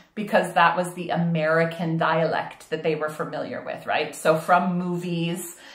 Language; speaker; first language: English; native; English